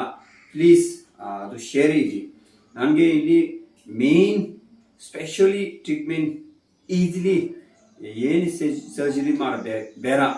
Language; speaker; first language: Kannada; non-native, learner; Tibetan